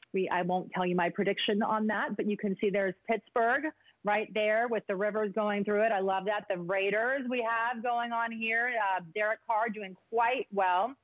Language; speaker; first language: English; native; English